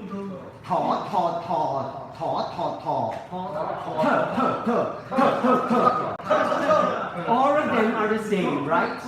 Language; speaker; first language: Thai; native; Thai